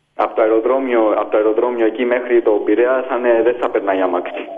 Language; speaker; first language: Greek; native; Greek